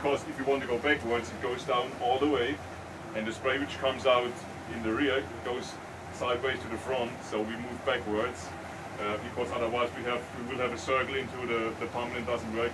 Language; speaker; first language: English; non-native, fluent; German